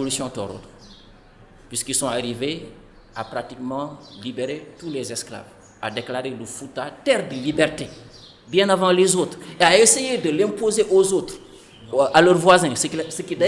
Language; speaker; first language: French; non-native, local second language; Fula